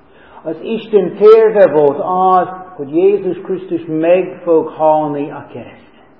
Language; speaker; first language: Hungarian; non-native, fluent; English